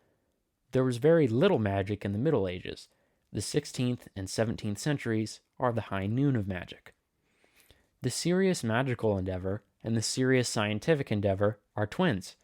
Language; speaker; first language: English; native; English